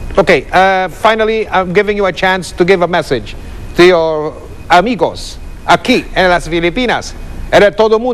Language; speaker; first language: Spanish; non-native, learner; Filipino